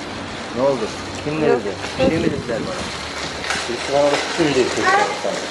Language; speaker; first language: Turkish; early bilingual, heritage; Turkish